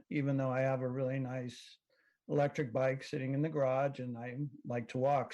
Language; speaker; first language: English; native; English